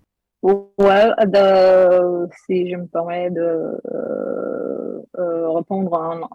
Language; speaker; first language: French; non-native, learner; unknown